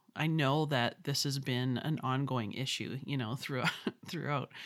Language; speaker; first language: English; native; English